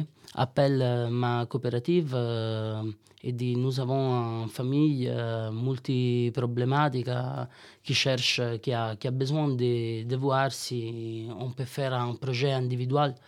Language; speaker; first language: French; non-native, learner; Italian